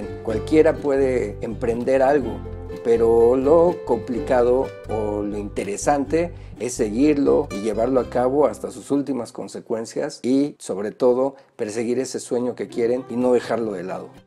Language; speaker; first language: Spanish; native; Spanish